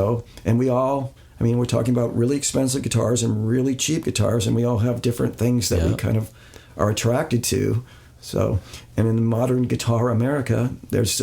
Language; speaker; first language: English; native; English